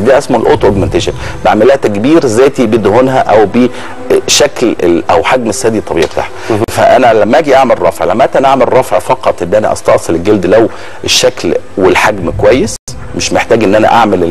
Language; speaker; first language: Arabic; native; Arabic